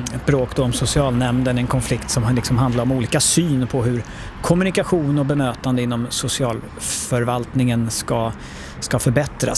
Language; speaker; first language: Swedish; native; Swedish